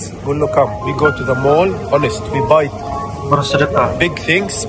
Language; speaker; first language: English; non-native, learner; Arabic